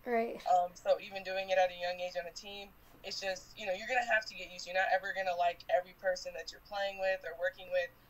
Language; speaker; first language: English; native; English